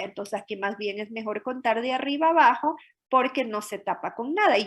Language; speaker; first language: Spanish; native; Spanish